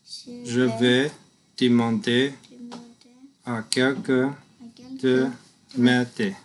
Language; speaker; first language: French; non-native, learner; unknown